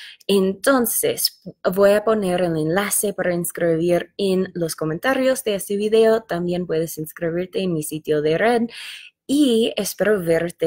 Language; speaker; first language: Spanish; non-native, fluent; English